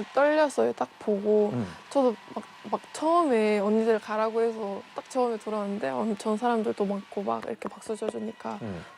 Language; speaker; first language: Korean; non-native, fluent; Mongolian